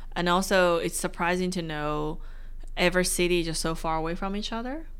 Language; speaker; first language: English; non-native, fluent; Chinese